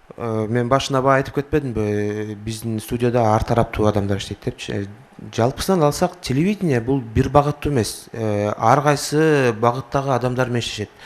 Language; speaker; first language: Kyrgyz; native; Kyrgyz